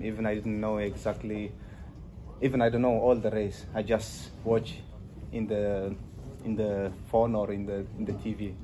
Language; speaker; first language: English; non-native, learner; Tigrinya